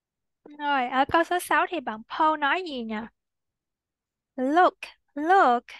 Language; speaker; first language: Vietnamese; native; Vietnamese